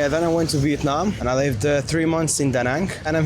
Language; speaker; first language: English; non-native, fluent; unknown